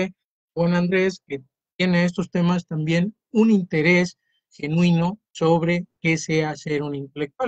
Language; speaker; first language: Spanish; native; Spanish